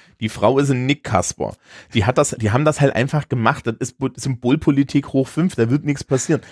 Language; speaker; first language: German; native; German